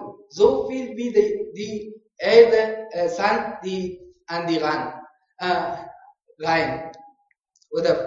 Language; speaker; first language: German; non-native, learner; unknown